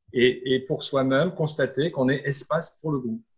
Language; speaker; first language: French; native; French